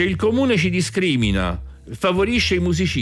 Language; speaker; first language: Italian; native; Italian